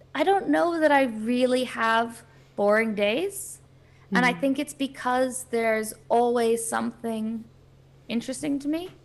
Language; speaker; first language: English; native; English